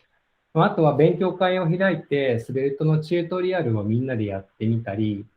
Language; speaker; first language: Japanese; native; Japanese